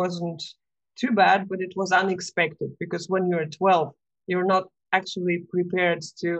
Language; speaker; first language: English; non-native, fluent; Russian